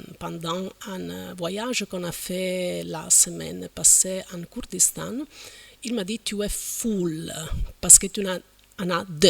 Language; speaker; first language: French; non-native, fluent; Italian